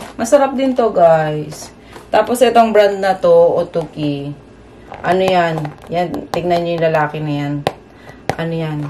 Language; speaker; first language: Filipino; native; Filipino